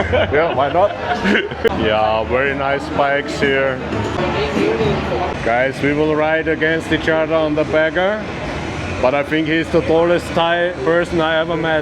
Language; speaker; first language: English; non-native, fluent; German